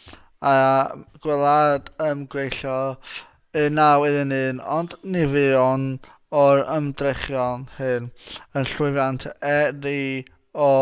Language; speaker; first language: Welsh; non-native, local second language; English